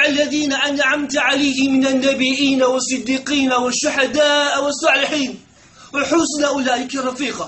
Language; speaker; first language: Arabic; non-native, fluent; Chinese